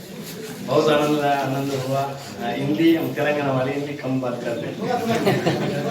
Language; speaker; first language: Hindi; non-native, local second language; Telugu